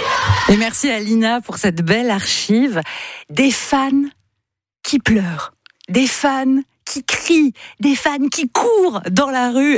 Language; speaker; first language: French; native; French